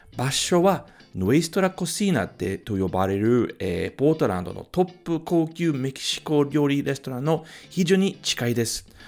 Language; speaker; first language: Japanese; non-native, fluent; English